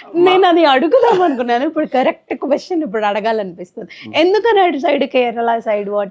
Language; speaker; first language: Telugu; native; Telugu